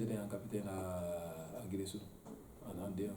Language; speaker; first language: French; non-native, local second language; Bambara